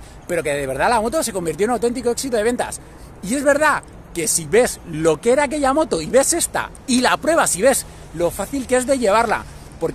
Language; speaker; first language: Spanish; native; Spanish